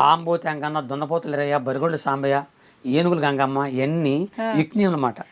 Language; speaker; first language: Telugu; non-native, local second language; Koya